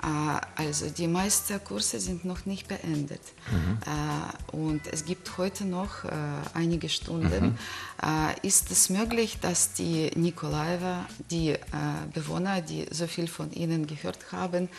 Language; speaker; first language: German; non-native, fluent; Russian